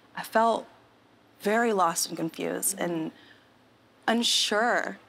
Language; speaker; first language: English; native; English